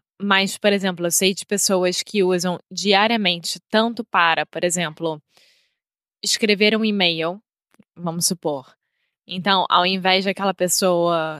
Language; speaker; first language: Portuguese; native; Portuguese